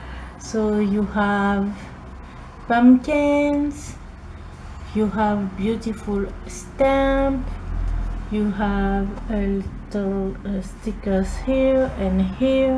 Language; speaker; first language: English; non-native, learner; French